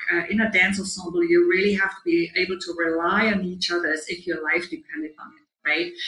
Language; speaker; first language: English; non-native, fluent; German